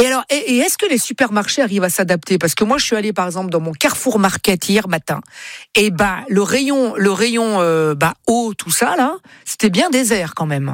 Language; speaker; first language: French; native; French